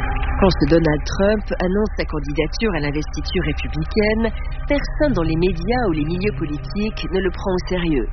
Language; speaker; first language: French; native; French